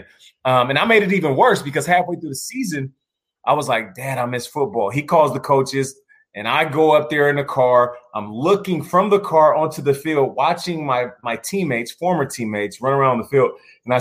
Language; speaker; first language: English; native; English